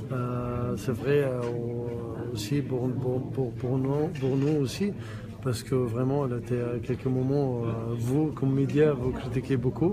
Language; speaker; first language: French; non-native, learner; Arabic